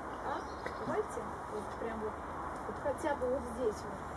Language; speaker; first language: Russian; native; Russian